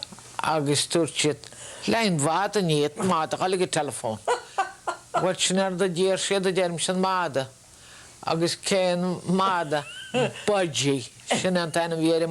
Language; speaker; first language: Irish; native; Irish